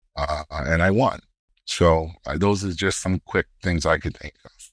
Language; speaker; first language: English; native; English